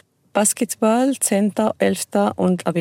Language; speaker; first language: German; non-native, learner; Arabic